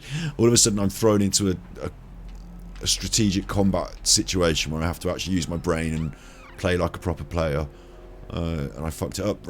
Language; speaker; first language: English; native; English